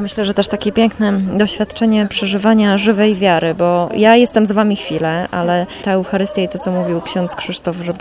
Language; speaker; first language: Polish; native; Polish